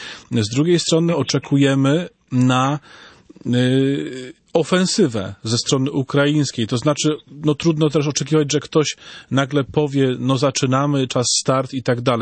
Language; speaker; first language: Polish; native; Polish